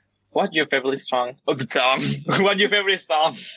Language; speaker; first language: English; non-native, learner; Thai